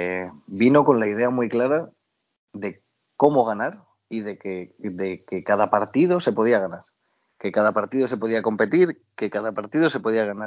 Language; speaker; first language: Spanish; native; Spanish